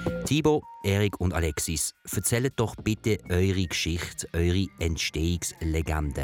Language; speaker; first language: German; native; German